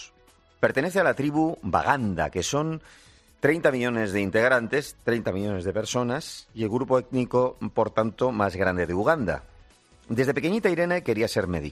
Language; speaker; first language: Spanish; native; Spanish